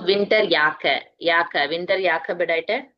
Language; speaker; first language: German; non-native, learner; Tamil